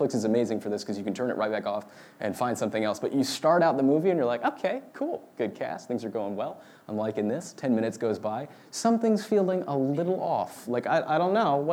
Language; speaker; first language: English; native; English